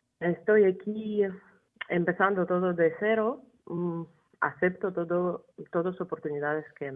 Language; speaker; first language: Spanish; non-native, fluent; Ukrainian